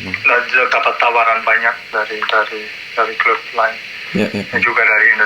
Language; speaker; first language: Indonesian; non-native, learner; Dutch